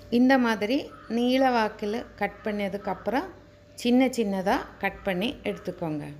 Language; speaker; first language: Tamil; non-native, local second language; Malayalam